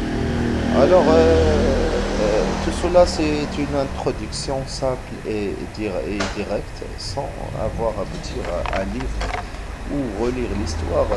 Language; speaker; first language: French; non-native, local second language; Arabic